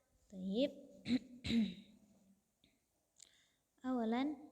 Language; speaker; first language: Arabic; non-native, fluent; Indonesian